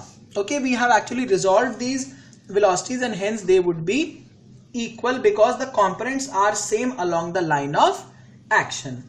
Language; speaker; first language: English; non-native, local second language; Hindi